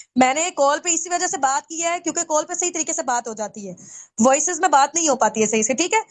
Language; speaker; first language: Urdu; non-native, local second language; Punjabi